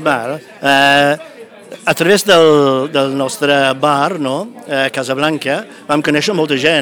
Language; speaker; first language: Catalan; non-native, fluent; English